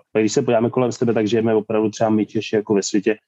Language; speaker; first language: Czech; native; Czech